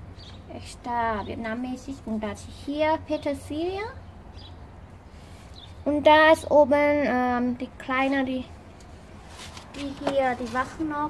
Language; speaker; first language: German; non-native, learner; Vietnamese